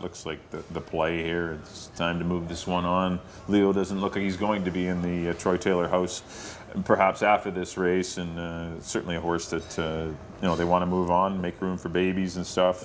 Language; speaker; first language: English; native; English